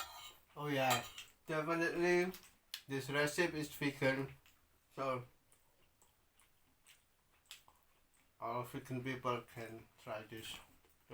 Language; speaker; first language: English; non-native, learner; Indonesian